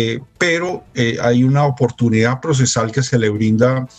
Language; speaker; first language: Spanish; native; Spanish